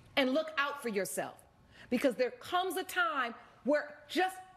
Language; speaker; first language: English; native; English